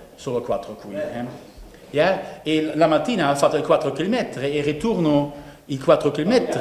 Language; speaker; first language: Italian; non-native, learner; Dutch